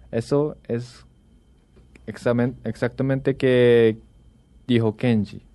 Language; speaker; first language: Spanish; non-native, learner; Japanese